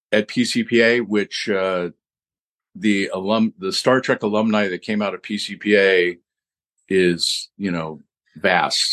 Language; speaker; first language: English; native; English